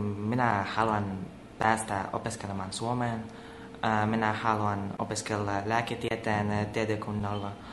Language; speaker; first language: Finnish; non-native, learner; Russian